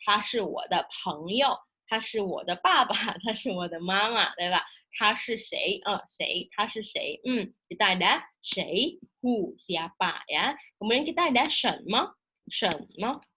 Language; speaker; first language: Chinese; non-native, fluent; Indonesian